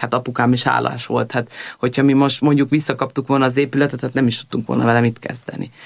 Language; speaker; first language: Hungarian; early bilingual, heritage; Hungarian